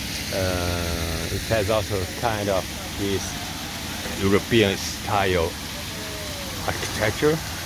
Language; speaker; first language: English; non-native, fluent; Portuguese